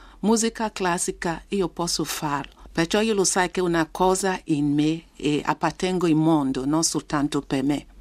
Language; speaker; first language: Italian; non-native, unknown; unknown